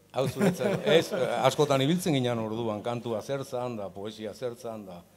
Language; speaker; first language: Basque; native; Basque